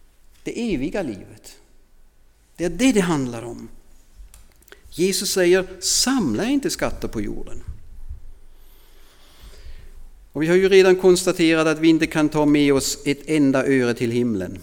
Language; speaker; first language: Swedish; non-native, fluent; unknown